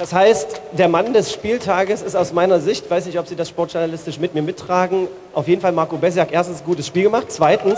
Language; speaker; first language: German; native; German